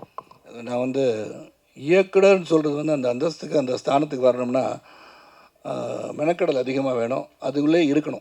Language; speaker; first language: Tamil; native; Tamil